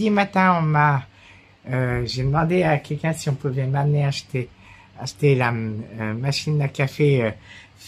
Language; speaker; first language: French; native; French